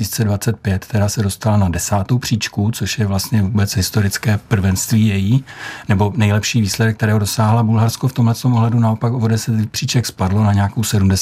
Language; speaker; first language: Czech; native; Czech